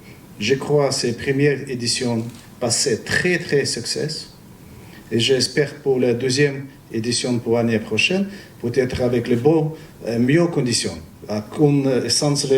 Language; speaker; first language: French; non-native, learner; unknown